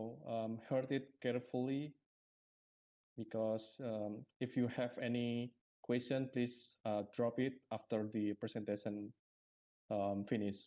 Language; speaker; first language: English; non-native, fluent; Indonesian